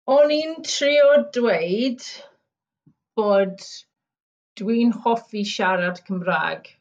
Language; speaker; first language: Welsh; non-native, learner; English